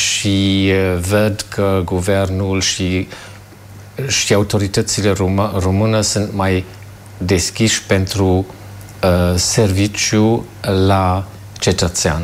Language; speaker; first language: Romanian; non-native, fluent; German